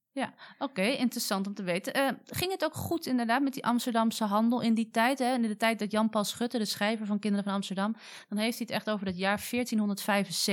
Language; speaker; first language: Dutch; native; Dutch